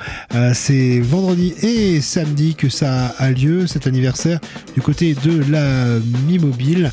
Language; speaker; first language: French; native; French